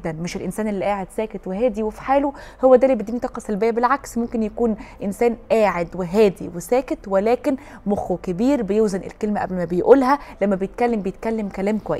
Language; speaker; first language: Arabic; native; Arabic